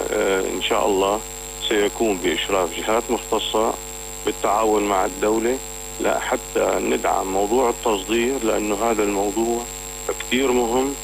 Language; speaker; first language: Arabic; native; Arabic